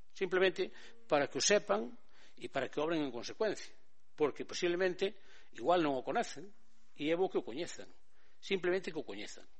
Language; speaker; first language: Galician; native; Galician